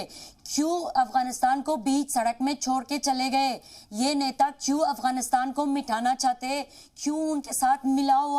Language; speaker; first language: Hindi; non-native, fluent; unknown